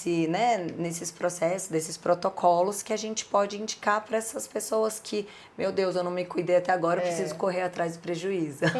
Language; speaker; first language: Portuguese; native; Portuguese